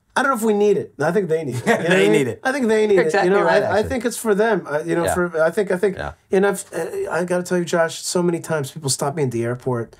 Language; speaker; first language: English; native; English